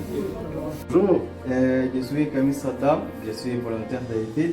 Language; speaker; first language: French; non-native, learner; Arabic